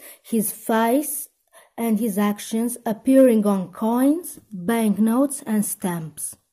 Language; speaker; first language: English; non-native, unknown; Romanian